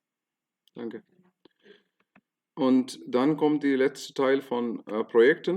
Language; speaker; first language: German; non-native, fluent; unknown